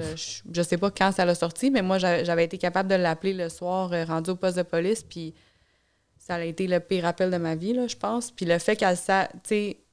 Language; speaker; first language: French; native; French